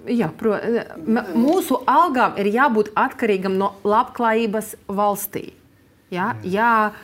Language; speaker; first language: Latvian; non-native, local second language; Russian